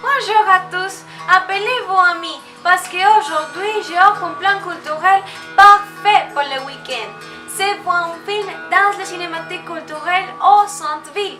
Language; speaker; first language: French; non-native, learner; Spanish